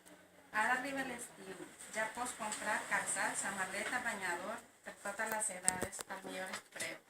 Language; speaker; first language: Catalan; non-native, learner; Spanish